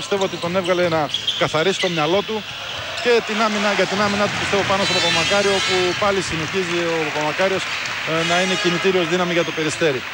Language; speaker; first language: Greek; native; Greek